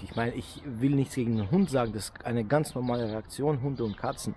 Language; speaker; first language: German; native; German